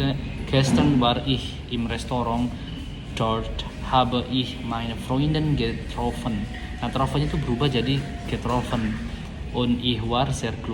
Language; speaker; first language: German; non-native, fluent; Indonesian